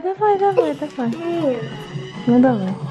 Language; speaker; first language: Russian; native; Russian